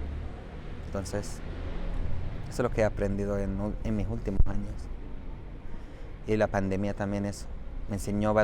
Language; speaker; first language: Spanish; non-native, fluent; Arabic